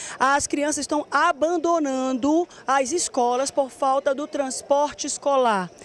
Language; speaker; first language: Portuguese; native; Portuguese